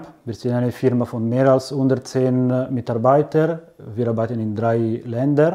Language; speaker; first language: German; non-native, fluent; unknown